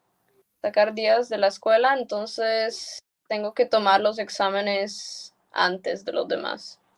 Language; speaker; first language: Spanish; early bilingual, heritage; Spanish